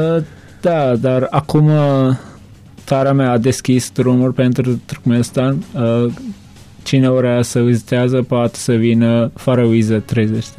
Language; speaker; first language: Romanian; non-native, learner; Turkmen